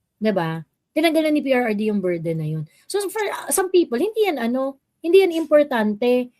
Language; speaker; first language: Filipino; native; Filipino